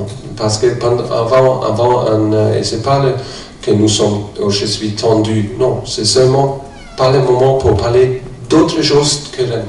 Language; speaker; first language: French; non-native, fluent; German